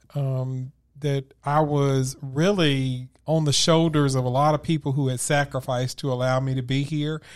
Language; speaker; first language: English; native; English